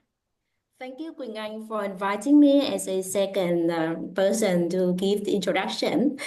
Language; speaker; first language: English; non-native, fluent; Vietnamese